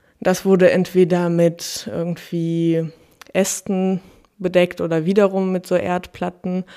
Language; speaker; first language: German; early bilingual, other home language; Russian